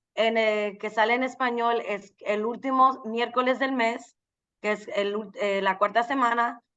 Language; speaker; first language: Spanish; early bilingual, other home language; English